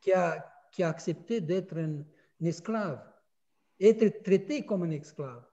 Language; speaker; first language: French; non-native, fluent; Russian